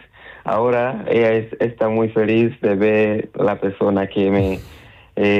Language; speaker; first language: Spanish; non-native, learner; Swahili